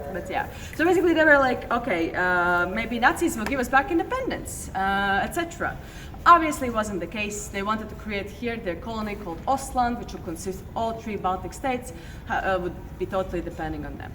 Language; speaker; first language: English; non-native, fluent; Latvian